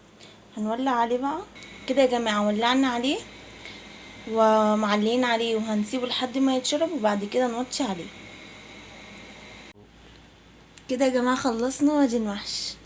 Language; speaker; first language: Arabic; native; Arabic